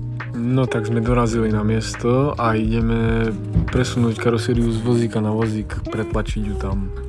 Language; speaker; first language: Slovak; native; Slovak